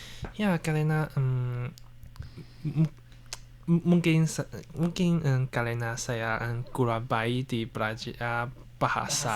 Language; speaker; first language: Indonesian; non-native, learner; Chinese